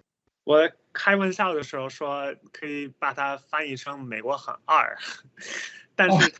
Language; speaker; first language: Chinese; non-native, fluent; English